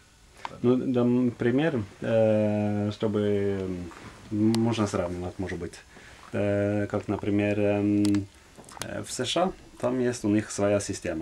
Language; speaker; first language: Russian; non-native, fluent; Norwegian